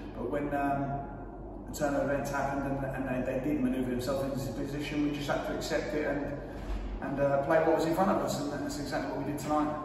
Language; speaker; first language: English; native; English